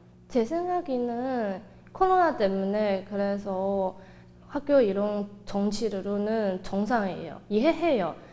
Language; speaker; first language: Korean; non-native, learner; Chinese